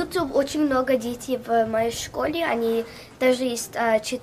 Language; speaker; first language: Russian; early bilingual, heritage; Russian